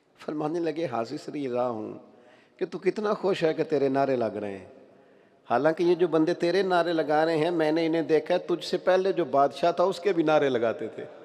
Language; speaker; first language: Urdu; non-native, local second language; Punjabi